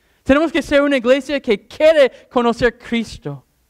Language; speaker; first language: Spanish; non-native, fluent; English